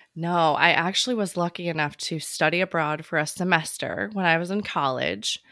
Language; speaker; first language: English; native; English